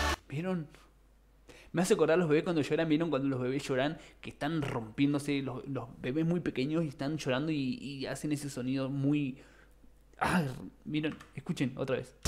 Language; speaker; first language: Spanish; native; Spanish